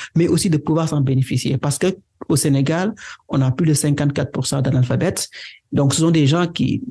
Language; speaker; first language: French; non-native, local second language; Wolof